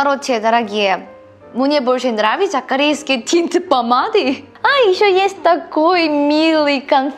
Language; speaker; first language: Russian; non-native, learner; Korean